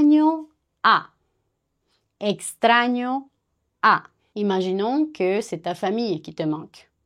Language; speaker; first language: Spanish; non-native, fluent; French